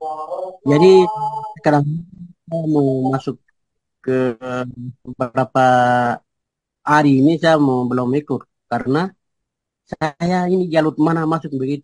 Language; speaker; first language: Indonesian; non-native, local second language; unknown